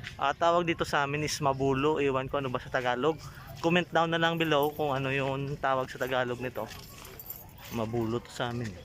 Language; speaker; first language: Filipino; non-native, local second language; Hiligaynon